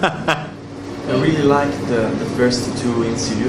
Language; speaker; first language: English; non-native, fluent; Italian